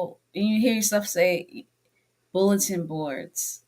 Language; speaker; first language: English; native; English